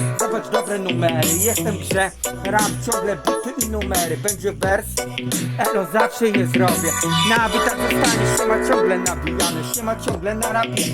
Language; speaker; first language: Polish; native; Polish